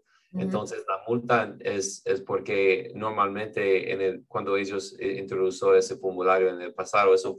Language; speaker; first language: Spanish; non-native, fluent; English